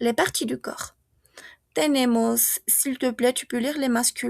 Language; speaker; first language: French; non-native, fluent; Spanish